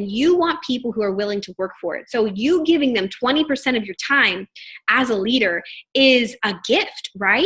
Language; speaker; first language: English; native; English